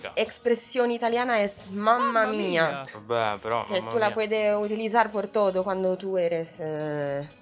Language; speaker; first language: Spanish; non-native, learner; Italian